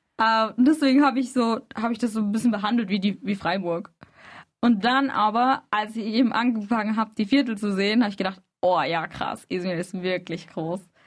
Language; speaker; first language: German; early bilingual, other home language; Arabic